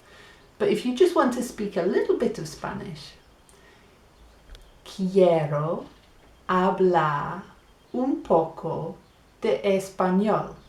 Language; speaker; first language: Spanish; non-native, fluent; English